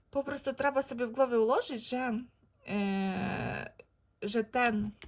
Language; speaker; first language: Polish; non-native, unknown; Ukrainian